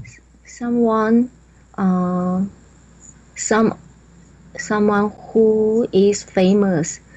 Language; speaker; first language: English; non-native, learner; Chinese